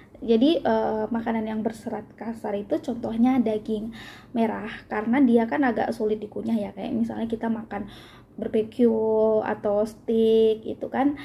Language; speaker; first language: Indonesian; native; Indonesian